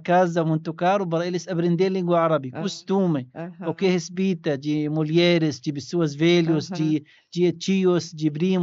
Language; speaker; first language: Portuguese; non-native, learner; Arabic